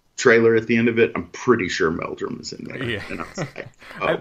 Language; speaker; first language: English; native; English